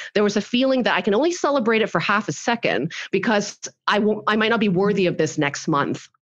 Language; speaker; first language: English; early bilingual, other home language; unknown